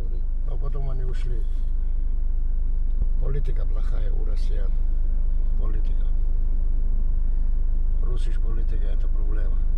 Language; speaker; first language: Russian; non-native, fluent; Georgian